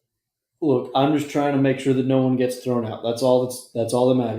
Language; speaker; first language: English; native; English